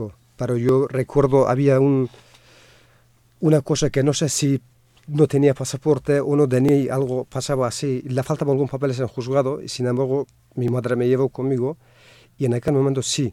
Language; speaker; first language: Spanish; non-native, fluent; Kurdish